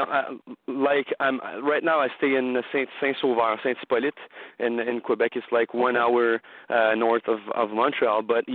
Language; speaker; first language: English; non-native, learner; French